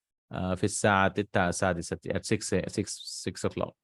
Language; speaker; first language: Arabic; non-native, fluent; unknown